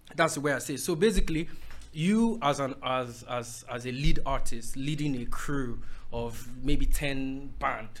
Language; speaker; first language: English; non-native, local second language; Yoruba